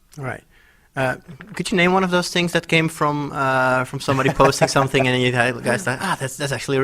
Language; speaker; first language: English; non-native, fluent; Dutch